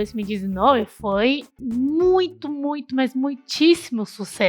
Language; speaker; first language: Portuguese; non-native, fluent; Chinese